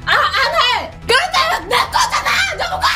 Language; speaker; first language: Korean; non-native, learner; Vietnamese